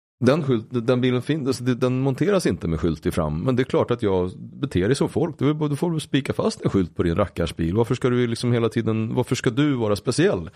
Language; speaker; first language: Swedish; native; Swedish